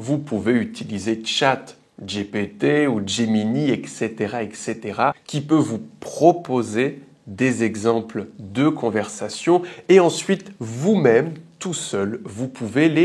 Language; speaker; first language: French; native; French